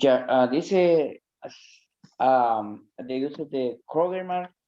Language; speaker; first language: English; non-native, learner; Spanish